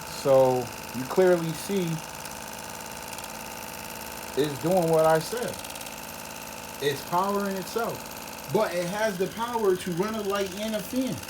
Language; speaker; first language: English; native; English